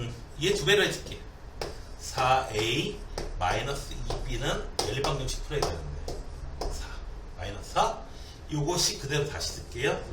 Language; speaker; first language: Korean; native; Korean